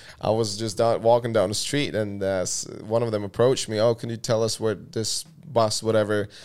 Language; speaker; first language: English; non-native, fluent; Russian